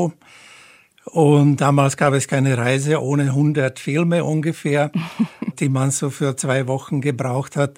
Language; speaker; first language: German; native; German